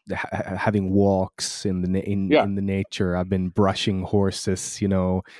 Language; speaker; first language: English; non-native, fluent; Swedish